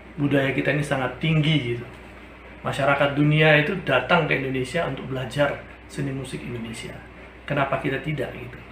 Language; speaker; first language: Indonesian; native; Indonesian